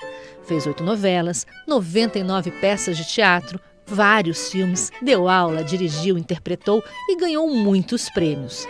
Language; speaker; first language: Portuguese; native; Portuguese